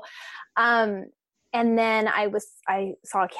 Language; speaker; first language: English; native; English